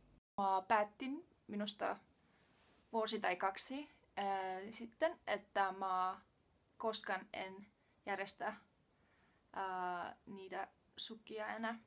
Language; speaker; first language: Finnish; non-native, learner; Estonian